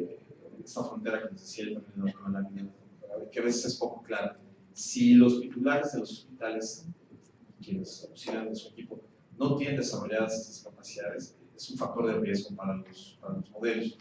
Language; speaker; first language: Spanish; native; Spanish